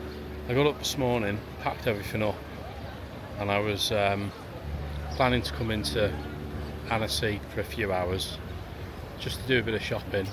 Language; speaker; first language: English; native; English